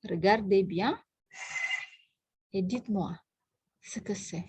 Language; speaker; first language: French; non-native, fluent; Indonesian